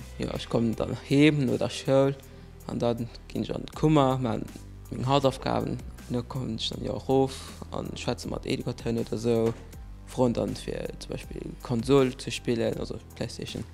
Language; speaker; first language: German; non-native, local second language; Luxembourgish